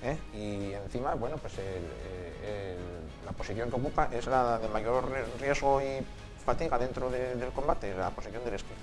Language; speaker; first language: Spanish; native; Spanish